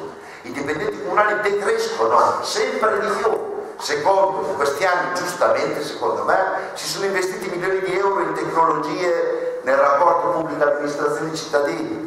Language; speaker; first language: Italian; native; Italian